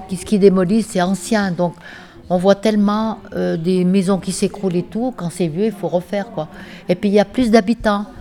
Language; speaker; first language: French; native; French